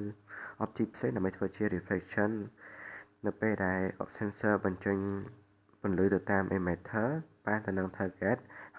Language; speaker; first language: Khmer; native; Khmer